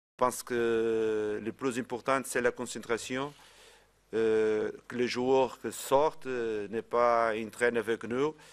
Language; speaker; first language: French; non-native, fluent; Portuguese